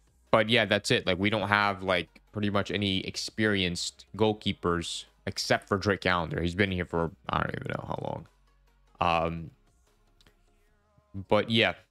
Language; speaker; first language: English; native; English